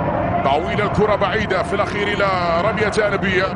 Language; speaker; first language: Arabic; native; Arabic